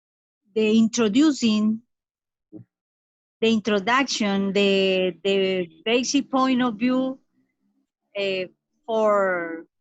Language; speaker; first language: English; non-native, fluent; Spanish